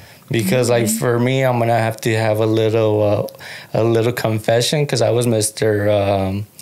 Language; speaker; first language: English; early bilingual, other home language; Spanish